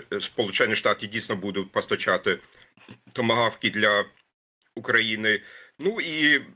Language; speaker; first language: Ukrainian; non-native, fluent; German